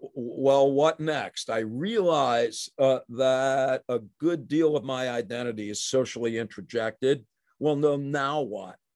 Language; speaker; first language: English; native; English